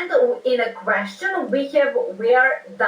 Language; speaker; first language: English; non-native, fluent; Serbian